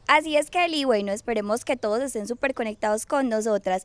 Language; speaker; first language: Spanish; native; Spanish